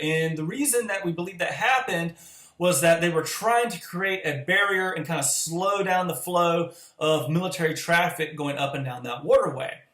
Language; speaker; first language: English; native; English